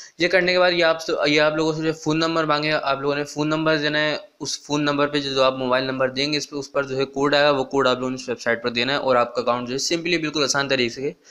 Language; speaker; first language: Urdu; non-native, local second language; Punjabi